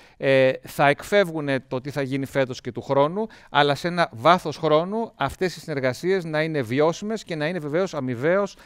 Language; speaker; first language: Greek; native; Greek